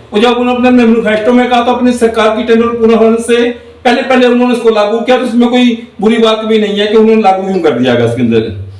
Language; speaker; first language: Hindi; native; Hindi